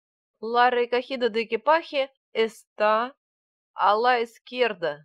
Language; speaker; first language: Spanish; non-native, learner; Russian